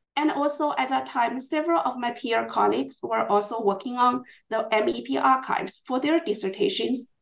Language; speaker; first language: English; non-native, fluent; Chinese